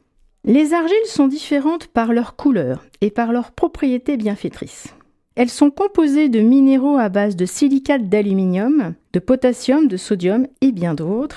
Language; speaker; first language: French; native; French